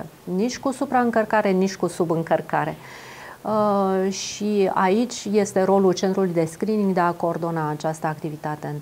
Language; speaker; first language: Romanian; native; Romanian